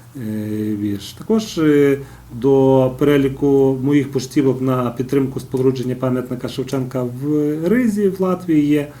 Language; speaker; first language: Ukrainian; native; Ukrainian